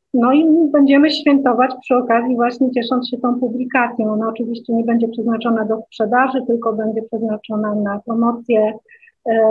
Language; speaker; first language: Polish; native; Polish